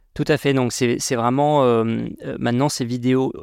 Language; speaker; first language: French; native; French